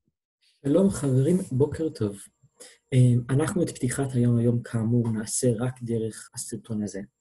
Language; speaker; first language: Hebrew; native; Hebrew